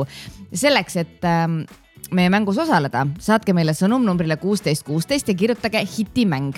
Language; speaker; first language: Estonian; native; Estonian